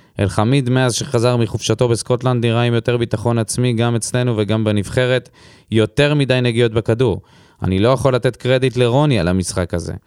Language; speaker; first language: Hebrew; native; Hebrew